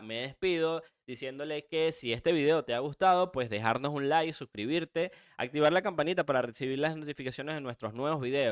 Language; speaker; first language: Spanish; native; Spanish